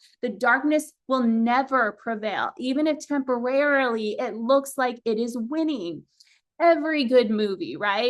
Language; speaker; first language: English; native; English